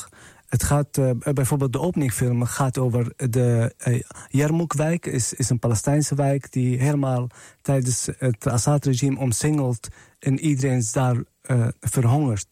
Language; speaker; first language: Dutch; non-native, fluent; Arabic